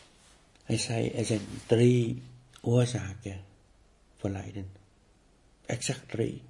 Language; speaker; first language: Dutch; non-native, fluent; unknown